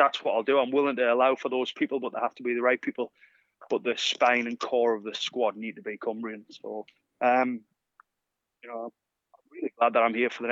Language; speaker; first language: English; native; English